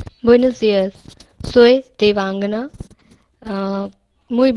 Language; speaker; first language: Spanish; non-native, learner; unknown